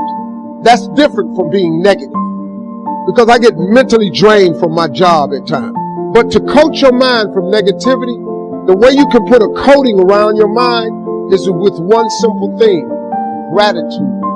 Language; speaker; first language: English; native; English